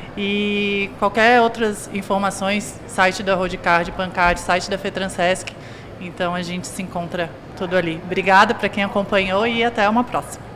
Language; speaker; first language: Portuguese; native; Portuguese